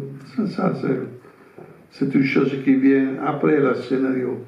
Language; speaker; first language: French; non-native, fluent; Italian